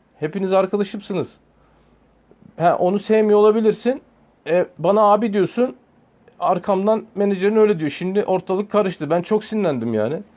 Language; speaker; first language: Turkish; early bilingual, heritage; Turkish